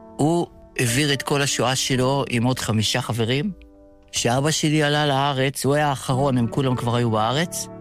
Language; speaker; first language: Hebrew; early bilingual, other home language; Yiddish